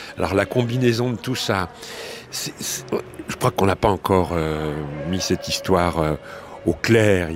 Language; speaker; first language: French; native; French